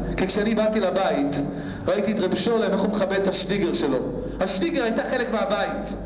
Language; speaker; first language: Hebrew; native; Hebrew